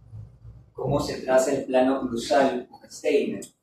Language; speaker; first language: Spanish; native; Spanish